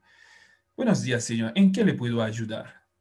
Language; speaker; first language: Spanish; non-native, fluent; French